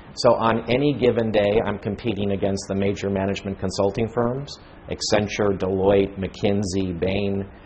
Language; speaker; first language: English; native; English